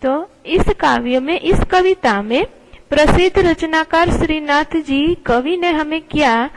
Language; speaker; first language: Hindi; non-native, local second language; Gujarati